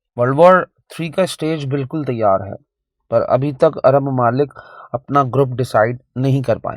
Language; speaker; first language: Urdu; native; Urdu